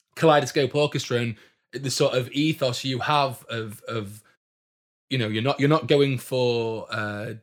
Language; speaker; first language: English; native; English